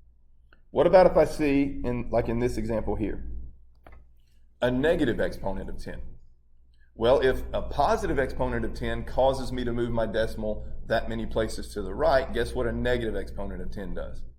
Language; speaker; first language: English; native; English